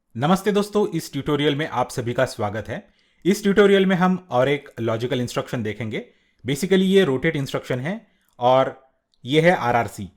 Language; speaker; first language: Hindi; non-native, local second language; Marathi